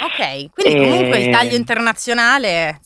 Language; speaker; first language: Italian; native; Italian